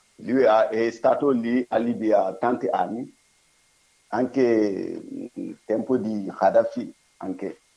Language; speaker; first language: Italian; non-native, learner; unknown